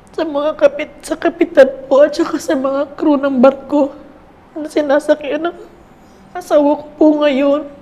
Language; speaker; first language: Filipino; non-native, local second language; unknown